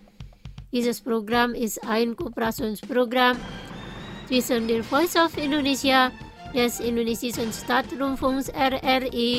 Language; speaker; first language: German; non-native, learner; Indonesian